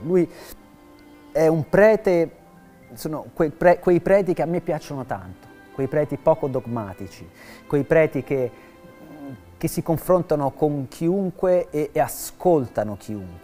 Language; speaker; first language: Italian; native; Italian